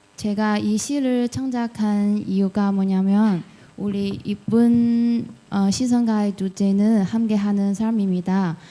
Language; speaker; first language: Korean; non-native, fluent; Chinese